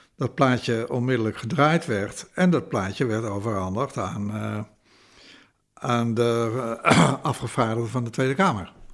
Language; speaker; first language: Dutch; native; Dutch